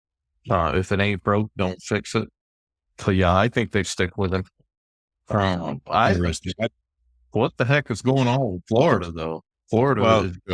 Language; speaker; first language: English; native; English